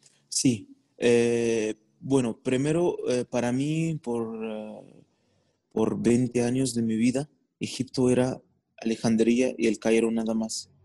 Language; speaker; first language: Spanish; non-native, fluent; Arabic